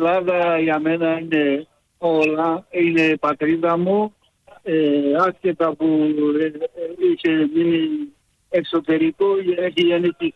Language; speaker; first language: Greek; early bilingual, heritage; Greek